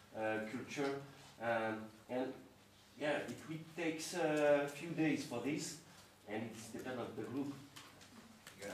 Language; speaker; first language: English; non-native, fluent; French